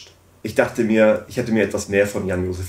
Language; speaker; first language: German; native; German